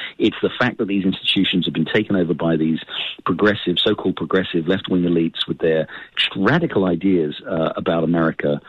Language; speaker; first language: English; native; English